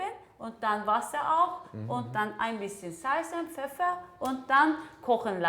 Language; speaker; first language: German; non-native, learner; Turkish